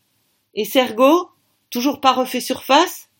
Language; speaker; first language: French; native; French